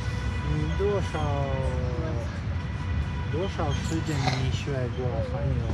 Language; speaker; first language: Chinese; non-native, learner; Polish